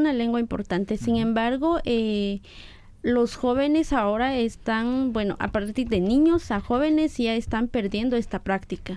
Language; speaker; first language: Spanish; non-native, local second language; Kaqchikel